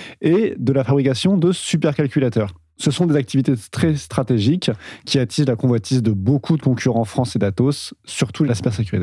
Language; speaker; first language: French; native; French